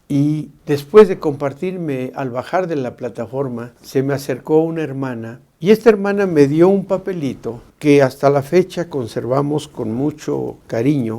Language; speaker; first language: Spanish; native; Spanish